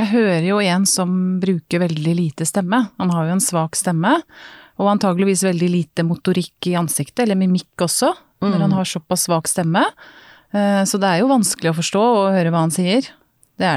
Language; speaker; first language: Norwegian; native; Norwegian